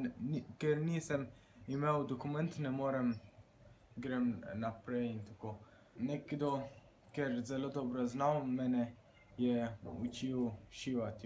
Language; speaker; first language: Slovenian; non-native, learner; Persian